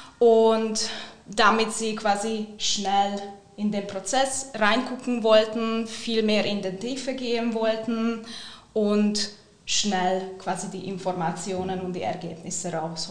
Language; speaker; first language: German; non-native, fluent; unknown